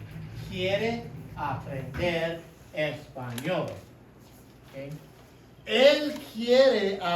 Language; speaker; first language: Spanish; non-native, fluent; English